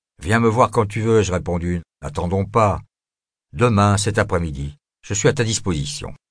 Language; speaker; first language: French; native; French